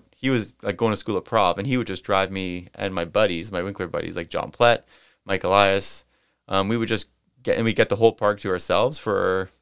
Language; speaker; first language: English; native; English